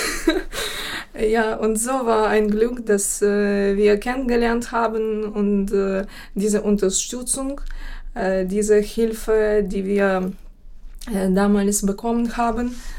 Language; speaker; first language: German; non-native, fluent; Ukrainian